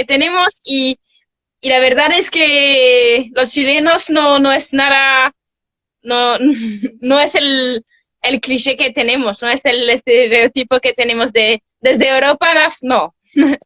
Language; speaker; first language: Spanish; non-native, fluent; French